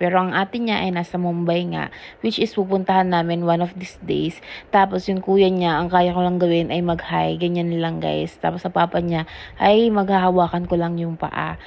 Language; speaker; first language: Filipino; native; Filipino